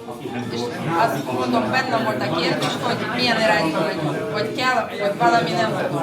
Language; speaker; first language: Hungarian; non-native, learner; Russian